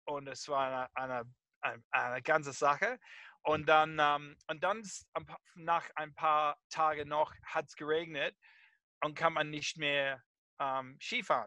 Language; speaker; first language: German; non-native, fluent; English